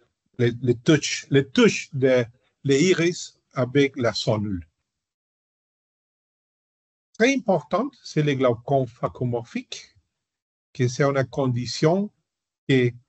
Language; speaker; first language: French; non-native, learner; Spanish